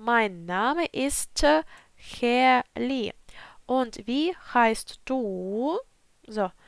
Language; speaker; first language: German; non-native, fluent; Ukrainian